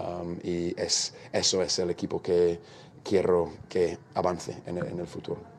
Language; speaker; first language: Spanish; non-native, fluent; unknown